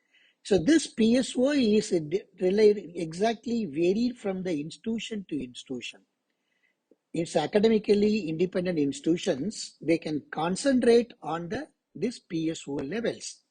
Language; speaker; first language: English; non-native, local second language; Tamil